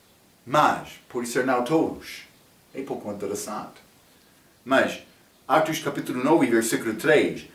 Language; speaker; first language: Portuguese; non-native, fluent; English